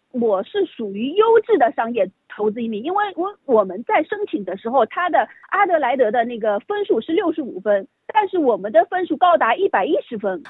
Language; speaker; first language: Chinese; native; Chinese